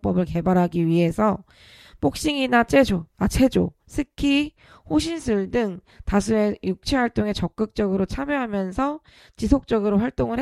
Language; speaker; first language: Korean; native; Korean